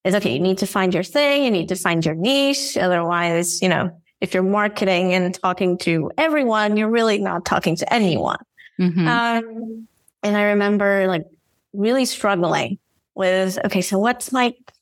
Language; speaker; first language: English; non-native, fluent; Portuguese